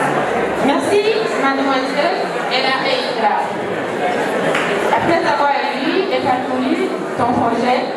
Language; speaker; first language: French; non-native, local second language; Rundi